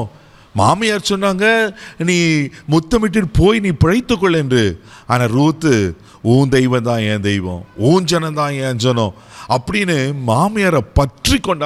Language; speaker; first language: Tamil; native; Tamil